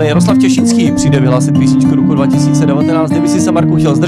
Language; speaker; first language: Czech; native; Czech